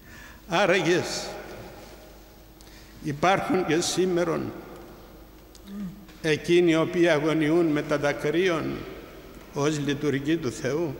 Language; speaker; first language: Greek; native; Greek